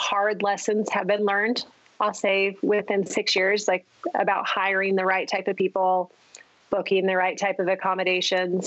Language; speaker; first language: English; native; English